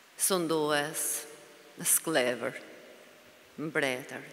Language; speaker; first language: Italian; non-native, learner; Albanian